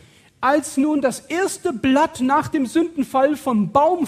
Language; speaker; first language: German; native; German